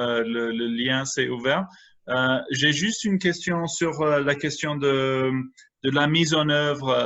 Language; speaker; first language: French; non-native, fluent; English